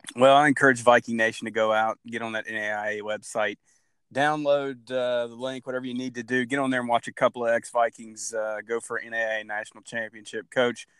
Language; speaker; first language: English; native; English